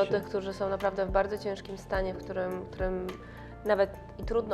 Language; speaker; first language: Polish; native; Polish